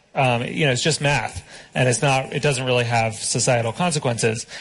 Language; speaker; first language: English; native; English